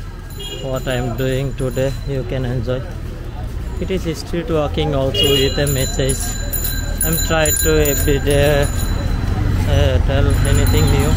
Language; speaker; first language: English; non-native, learner; Bangla